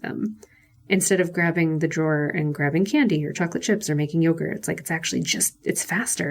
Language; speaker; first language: English; native; English